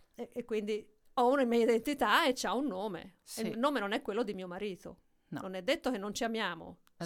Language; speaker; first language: Italian; native; Italian